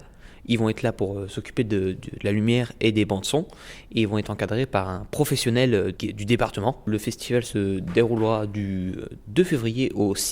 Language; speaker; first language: French; native; French